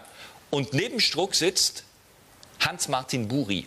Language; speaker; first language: German; native; German